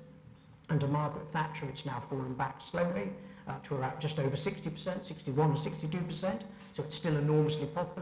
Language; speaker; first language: English; native; English